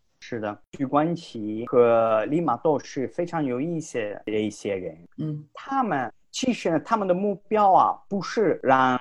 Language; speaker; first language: Chinese; non-native, fluent; Italian